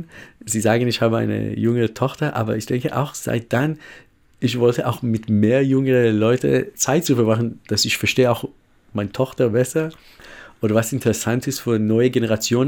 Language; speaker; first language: German; non-native, fluent; Hebrew